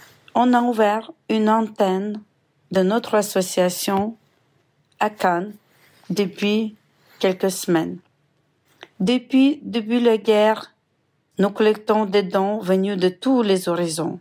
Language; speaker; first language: French; non-native, fluent; Ukrainian